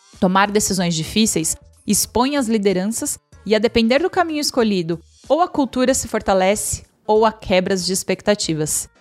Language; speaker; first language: Portuguese; native; Portuguese